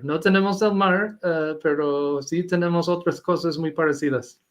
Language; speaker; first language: Spanish; non-native, fluent; English